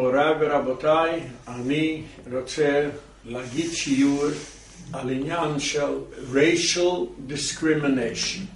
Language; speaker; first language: Hebrew; non-native, fluent; English